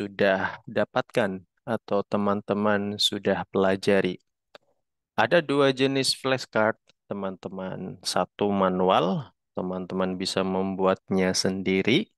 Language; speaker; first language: Indonesian; native; Indonesian